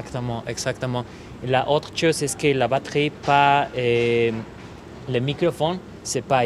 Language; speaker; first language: French; non-native, learner; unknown